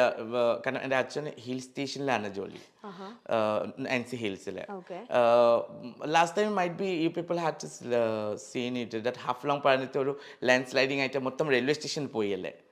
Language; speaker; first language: Malayalam; non-native, learner; Assamese